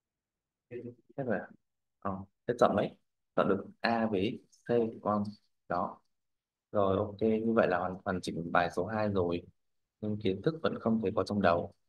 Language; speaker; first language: Vietnamese; native; Vietnamese